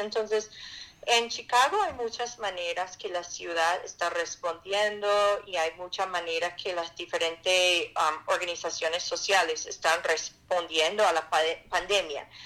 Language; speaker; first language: Spanish; non-native, fluent; English